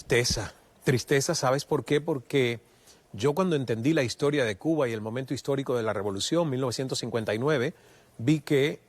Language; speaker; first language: Spanish; native; Spanish